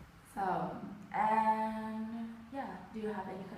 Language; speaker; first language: English; non-native, fluent; Vietnamese